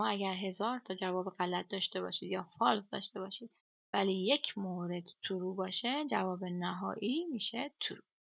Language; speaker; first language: Persian; native; Persian